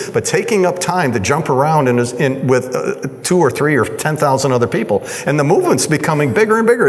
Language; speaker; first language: English; native; English